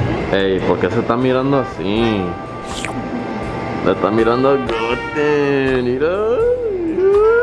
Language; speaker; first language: Spanish; early bilingual, heritage; Spanish